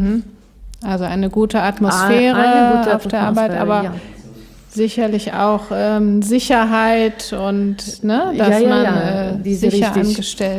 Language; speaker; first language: German; native; German